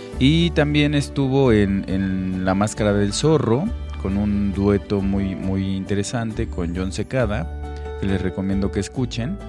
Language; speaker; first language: Spanish; native; Spanish